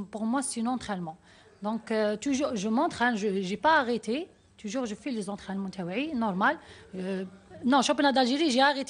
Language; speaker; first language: French; non-native, learner; Arabic